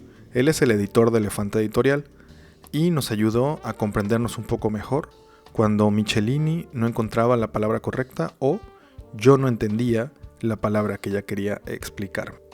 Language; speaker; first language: Spanish; native; Spanish